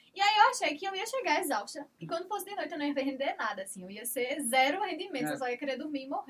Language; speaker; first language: Portuguese; native; Portuguese